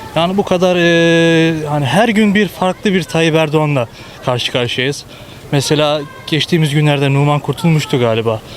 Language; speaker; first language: Turkish; native; Turkish